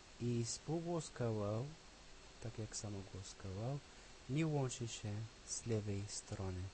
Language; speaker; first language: Polish; non-native, learner; Arabic